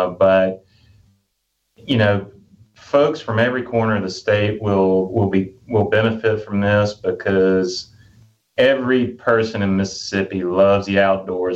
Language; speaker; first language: English; native; English